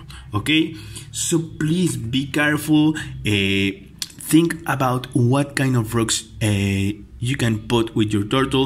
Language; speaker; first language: English; non-native, fluent; Spanish